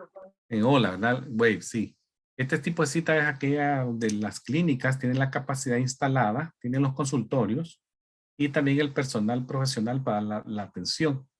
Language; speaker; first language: Spanish; native; Spanish